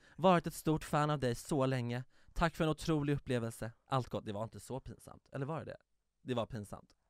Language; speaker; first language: Swedish; native; Swedish